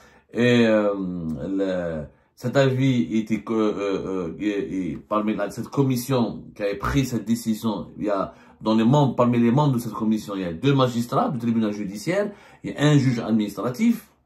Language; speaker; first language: French; non-native, local second language; Arabic